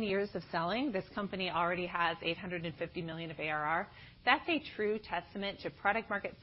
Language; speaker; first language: English; native; English